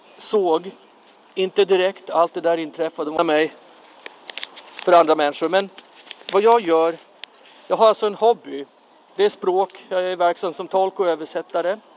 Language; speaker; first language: Swedish; early bilingual, other home language; Latvian